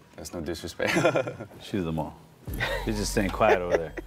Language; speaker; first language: English; native; English